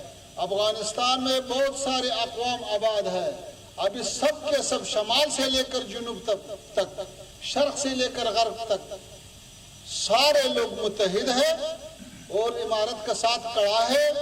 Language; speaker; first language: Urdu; non-native, fluent; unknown